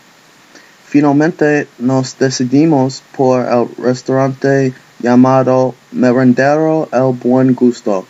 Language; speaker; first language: Spanish; non-native, learner; English